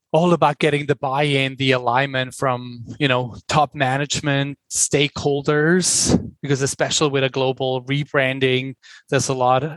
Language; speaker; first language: English; non-native, fluent; Swiss German